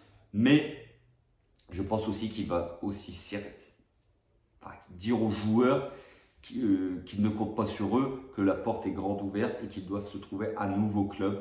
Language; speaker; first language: French; native; French